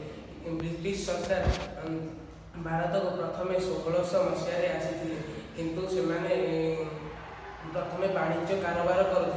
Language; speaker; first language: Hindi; non-native, local second language; Odia